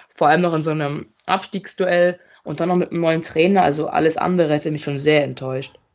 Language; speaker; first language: German; native; German